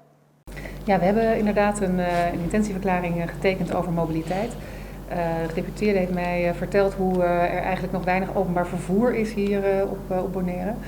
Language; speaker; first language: Dutch; native; Dutch